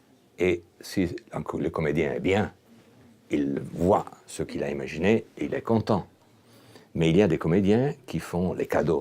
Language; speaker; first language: French; non-native, fluent; Italian